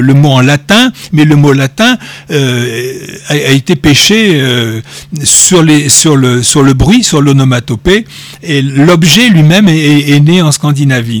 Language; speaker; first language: French; native; French